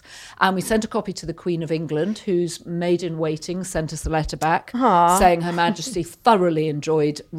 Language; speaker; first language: English; native; English